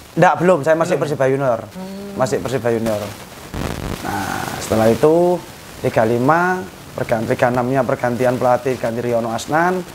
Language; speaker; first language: Indonesian; non-native, local second language; Javanese